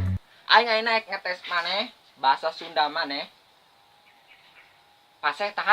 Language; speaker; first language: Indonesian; non-native, local second language; Sundanese